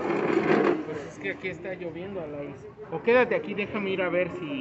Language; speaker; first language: Spanish; native; Spanish